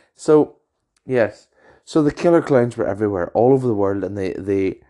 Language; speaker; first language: English; native; English